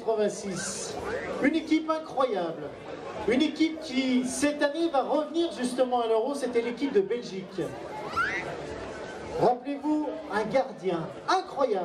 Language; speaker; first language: French; native; French